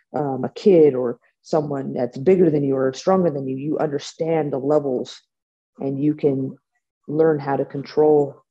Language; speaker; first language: English; native; English